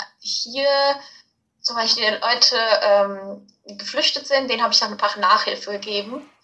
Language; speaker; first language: German; early bilingual, other home language; Punjabi